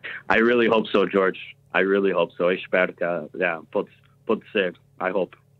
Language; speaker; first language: English; early bilingual, other home language; Portuguese